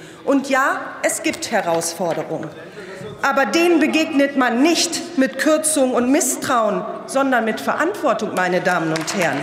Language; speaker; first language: German; early bilingual, other home language; Turkish